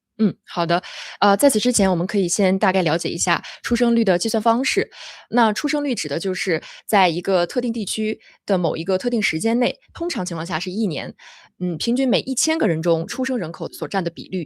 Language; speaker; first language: Chinese; native; Chinese